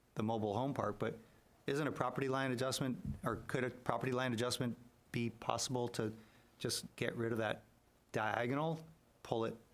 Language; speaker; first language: English; native; English